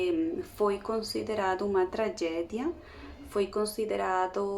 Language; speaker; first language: Portuguese; non-native, learner; Spanish